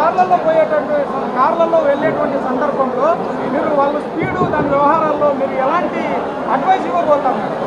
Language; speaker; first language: Telugu; native; Telugu